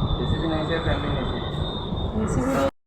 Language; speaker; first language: Hindi; non-native, local second language; Bangla